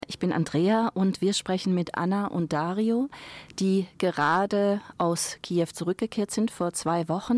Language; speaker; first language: German; native; German